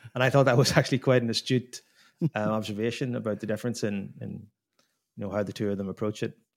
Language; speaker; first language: English; native; English